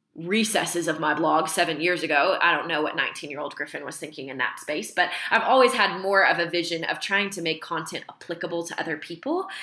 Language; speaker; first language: English; native; English